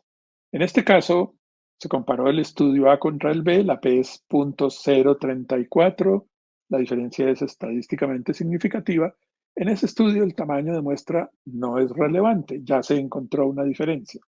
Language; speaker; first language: Spanish; native; Spanish